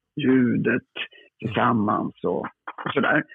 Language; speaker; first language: Swedish; native; Swedish